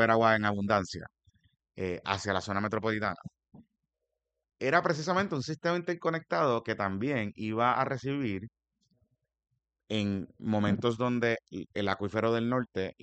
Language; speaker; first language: Spanish; native; Spanish